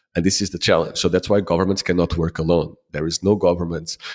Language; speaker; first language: English; non-native, fluent; Portuguese